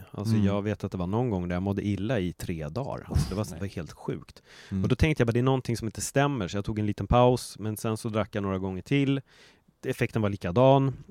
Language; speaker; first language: Swedish; native; Swedish